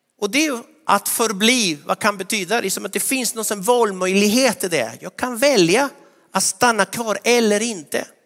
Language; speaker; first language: Swedish; non-native, fluent; Spanish